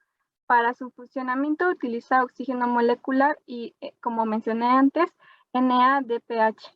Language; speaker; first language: Spanish; native; Spanish